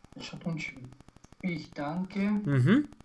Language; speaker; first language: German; non-native, learner; Romanian